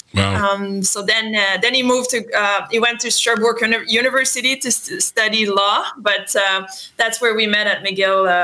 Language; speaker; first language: English; non-native, fluent; French